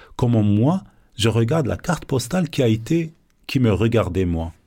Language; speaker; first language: French; non-native, local second language; Arabic